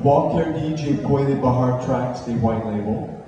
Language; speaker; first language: Spanish; non-native, fluent; English